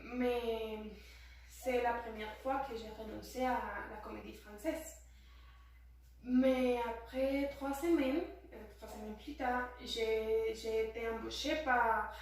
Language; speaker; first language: French; non-native, learner; Spanish